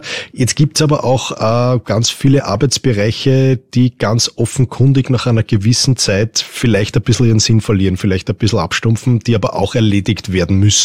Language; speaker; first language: German; native; German